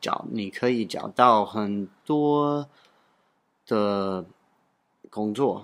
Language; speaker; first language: Chinese; non-native, learner; English